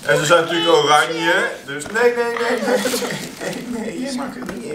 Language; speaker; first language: Dutch; native; Dutch